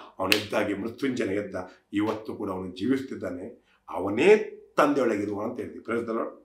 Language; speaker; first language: Kannada; non-native, local second language; Tulu